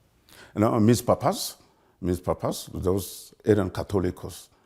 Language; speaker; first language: Spanish; non-native, fluent; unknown